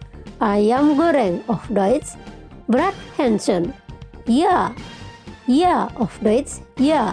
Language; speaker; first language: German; non-native, fluent; Indonesian